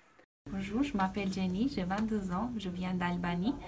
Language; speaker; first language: French; non-native, fluent; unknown